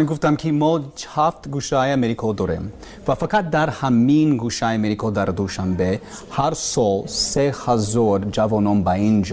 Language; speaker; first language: Persian; non-native, learner; English